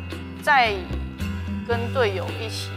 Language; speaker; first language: Chinese; native; Chinese